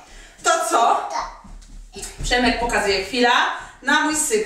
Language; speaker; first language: Polish; native; Polish